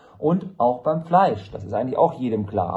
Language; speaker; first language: German; native; German